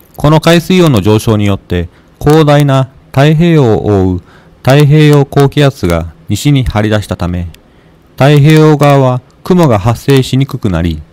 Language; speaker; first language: Japanese; native; Japanese